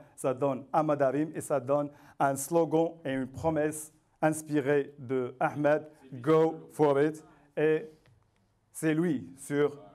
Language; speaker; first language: French; non-native, local second language; Arabic